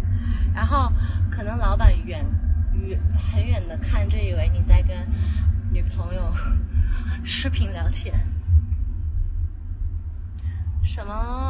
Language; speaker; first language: Chinese; non-native, local second language; Cantonese